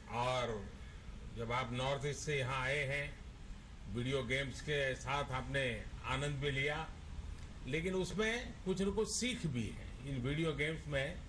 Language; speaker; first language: Hindi; non-native, local second language; Gujarati